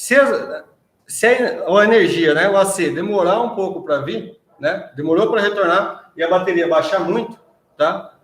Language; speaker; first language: Portuguese; native; Portuguese